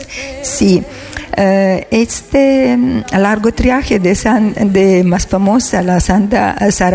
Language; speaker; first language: Spanish; non-native, learner; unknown